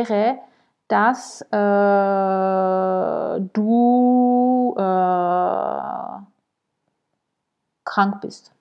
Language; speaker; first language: German; non-native, fluent; French